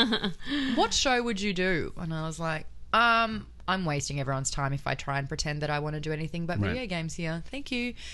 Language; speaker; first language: English; native; English